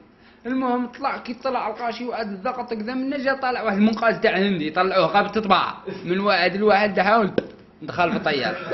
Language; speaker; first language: Arabic; native; Arabic